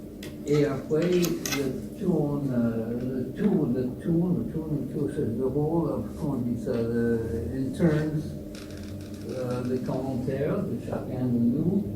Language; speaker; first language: French; non-native, fluent; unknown